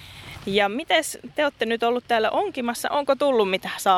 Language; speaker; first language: Finnish; native; Finnish